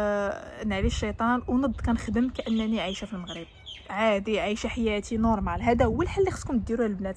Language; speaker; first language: Arabic; native; Arabic